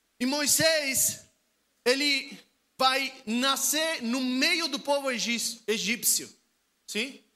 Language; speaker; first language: Portuguese; non-native, fluent; Spanish